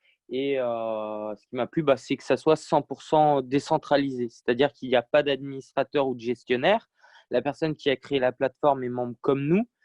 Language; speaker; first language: French; native; French